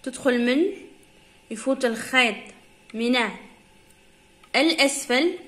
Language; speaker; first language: Arabic; native; Arabic